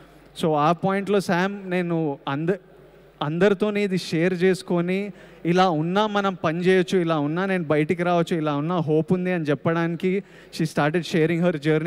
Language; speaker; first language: Telugu; native; Telugu